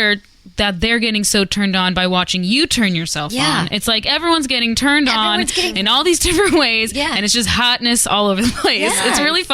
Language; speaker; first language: English; native; English